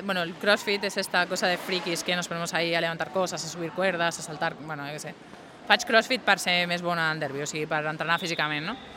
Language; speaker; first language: Catalan; non-native, local second language; Spanish